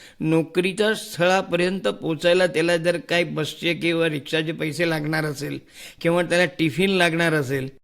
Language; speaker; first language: Marathi; non-native, local second language; Hindi